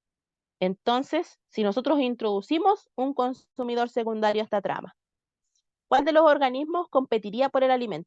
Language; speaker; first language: Spanish; native; Spanish